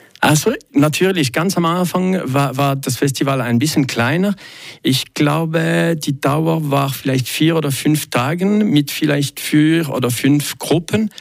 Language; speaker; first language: German; non-native, local second language; French